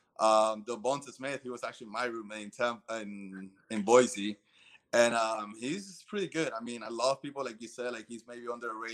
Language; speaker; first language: English; early bilingual, other home language; Spanish